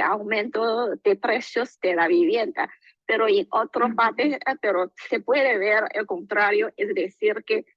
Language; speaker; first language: Spanish; non-native, learner; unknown